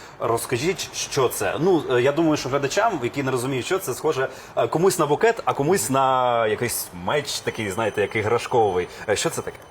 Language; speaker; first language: Ukrainian; native; Ukrainian